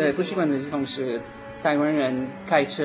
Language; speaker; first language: Chinese; non-native, learner; French